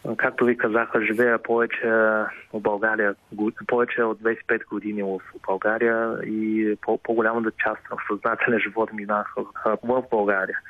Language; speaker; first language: Bulgarian; non-native, fluent; Chinese